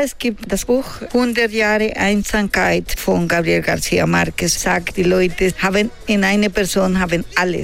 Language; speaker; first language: German; non-native, learner; Spanish